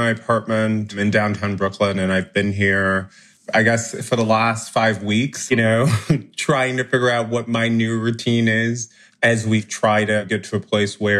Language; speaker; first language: English; native; English